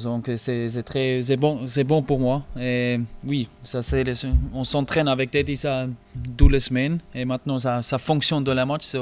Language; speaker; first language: French; non-native, learner; German